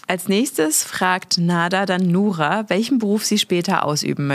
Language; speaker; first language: German; native; German